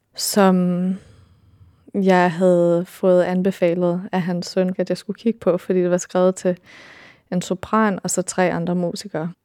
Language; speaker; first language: Danish; early bilingual, other home language; English